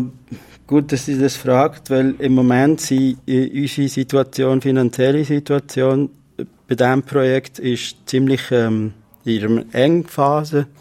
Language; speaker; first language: German; non-native, fluent; Kurdish